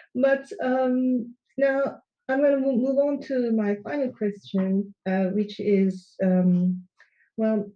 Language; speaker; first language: English; non-native, fluent; Turkish